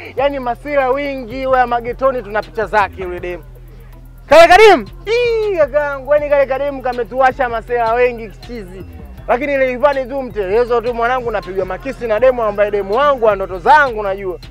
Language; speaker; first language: Swahili; native; Swahili